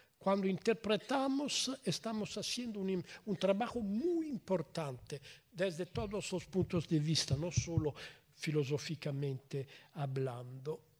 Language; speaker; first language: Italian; native; Italian